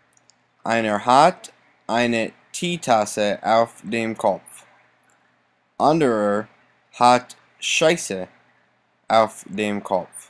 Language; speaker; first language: German; non-native, learner; English